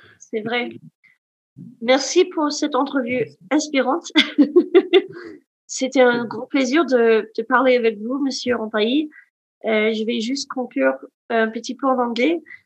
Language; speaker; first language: French; non-native, fluent; English